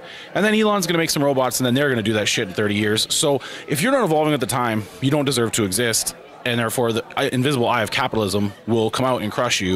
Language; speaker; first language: English; native; English